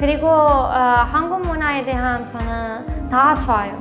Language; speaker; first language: Korean; non-native, fluent; Italian